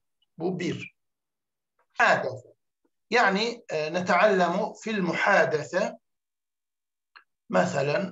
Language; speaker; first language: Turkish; non-native, learner; Arabic